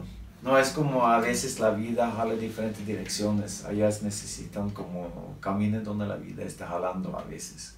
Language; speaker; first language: Spanish; non-native, learner; Norwegian